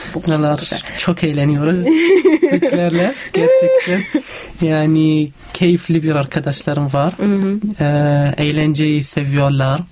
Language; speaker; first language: Turkish; non-native, learner; Arabic